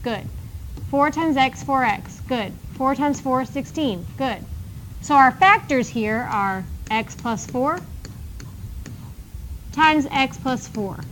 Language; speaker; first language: English; native; English